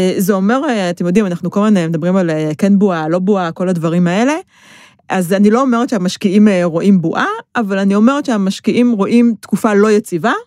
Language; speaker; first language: Hebrew; native; Hebrew